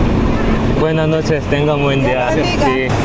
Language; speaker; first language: Spanish; non-native, learner; Korean